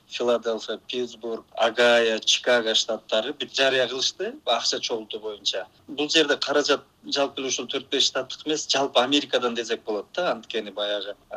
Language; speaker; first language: Kyrgyz; native; Kyrgyz